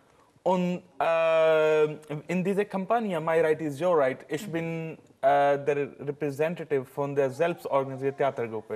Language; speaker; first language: German; non-native, learner; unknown